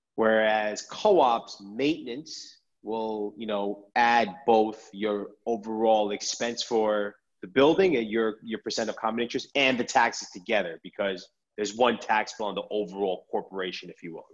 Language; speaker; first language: English; native; English